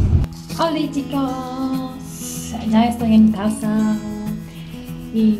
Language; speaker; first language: Spanish; non-native, fluent; Japanese